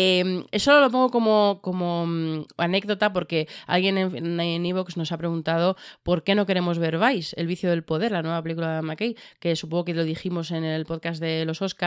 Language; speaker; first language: Spanish; native; Spanish